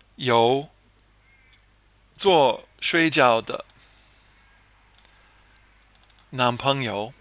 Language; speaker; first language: Chinese; non-native, fluent; English